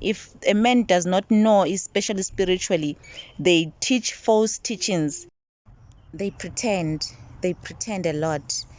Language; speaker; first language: English; non-native, local second language; Zulu